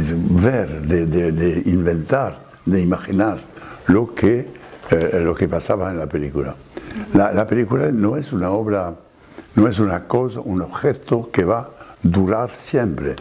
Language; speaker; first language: Spanish; non-native, fluent; French